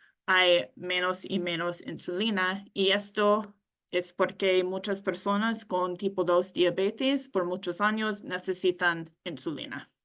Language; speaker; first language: Spanish; non-native, learner; English